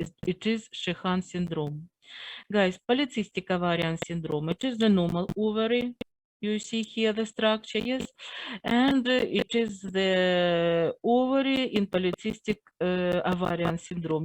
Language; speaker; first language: English; non-native, fluent; Russian